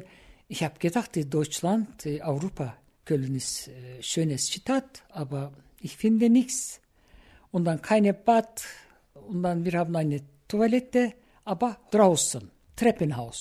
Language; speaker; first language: German; non-native, learner; Turkish